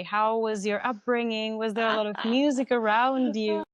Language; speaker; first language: English; non-native, fluent; German